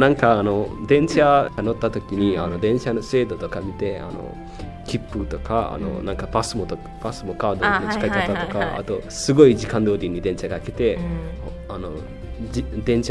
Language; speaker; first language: Japanese; non-native, fluent; Newari